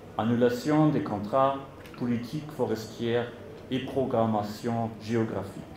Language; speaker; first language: French; non-native, local second language; Lingala